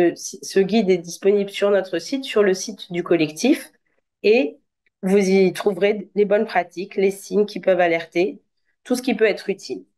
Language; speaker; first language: French; native; French